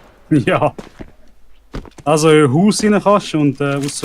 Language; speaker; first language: German; native; German